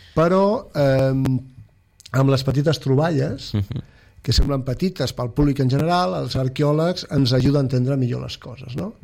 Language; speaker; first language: Catalan; native; Catalan